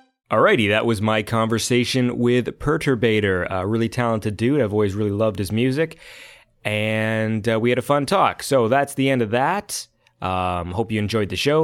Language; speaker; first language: English; native; English